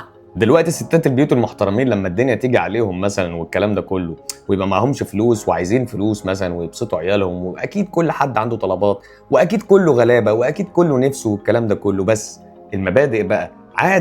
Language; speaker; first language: Arabic; native; Arabic